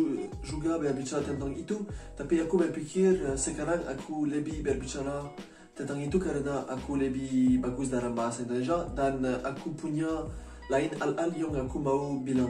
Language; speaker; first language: Indonesian; non-native, learner; French